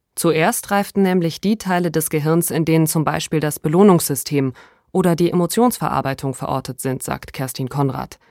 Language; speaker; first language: German; native; German